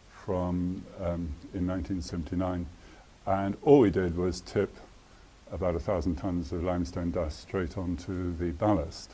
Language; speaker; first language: English; native; English